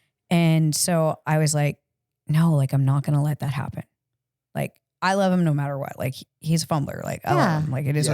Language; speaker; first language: English; native; English